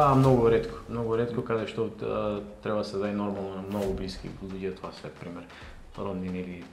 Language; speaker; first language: Macedonian; native; Macedonian